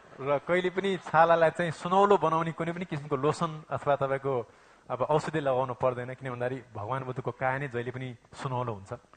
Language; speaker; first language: Nepali; native; Nepali